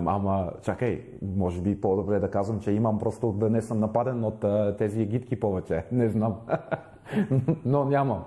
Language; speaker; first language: Bulgarian; non-native, fluent; English